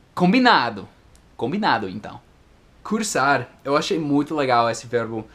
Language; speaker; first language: Portuguese; non-native, fluent; English